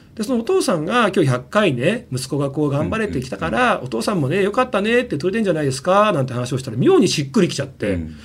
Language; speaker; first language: Japanese; native; Japanese